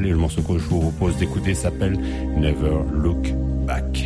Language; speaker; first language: French; native; French